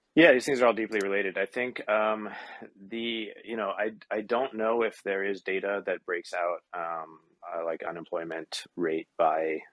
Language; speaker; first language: English; native; English